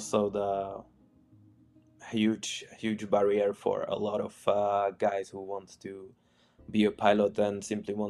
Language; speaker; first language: English; non-native, fluent; Czech